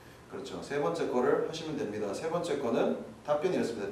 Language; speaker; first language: Korean; native; Korean